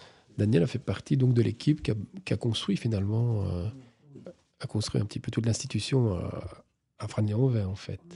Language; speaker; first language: French; native; French